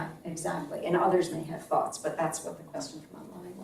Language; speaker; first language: English; native; English